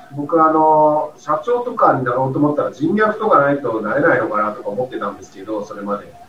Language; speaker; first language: Japanese; native; Japanese